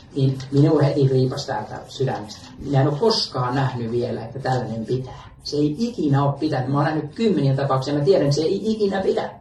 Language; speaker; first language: Finnish; native; Finnish